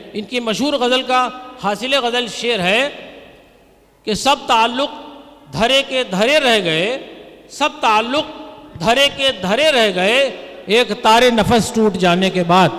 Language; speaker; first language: Urdu; native; Urdu